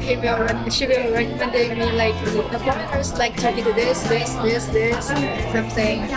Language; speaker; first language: English; non-native, learner; Chinese